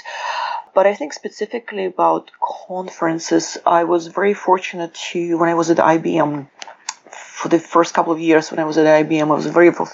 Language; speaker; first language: English; non-native, fluent; Russian